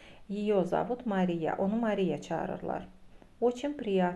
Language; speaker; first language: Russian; non-native, fluent; Azerbaijani